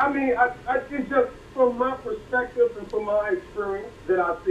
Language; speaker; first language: English; native; English